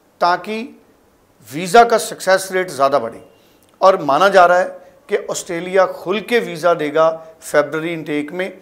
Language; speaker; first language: Hindi; non-native, local second language; Punjabi